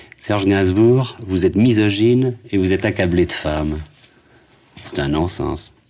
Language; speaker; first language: French; native; French